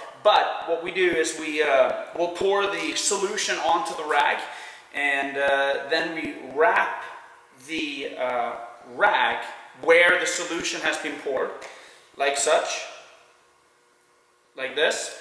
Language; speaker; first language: English; non-native, fluent; Swedish